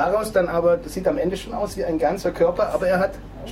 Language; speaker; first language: German; native; German